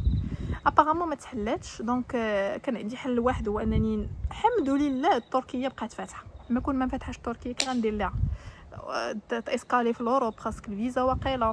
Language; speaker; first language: Arabic; native; Arabic